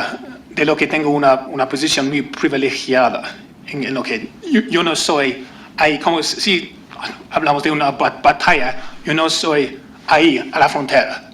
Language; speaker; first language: Spanish; non-native, learner; English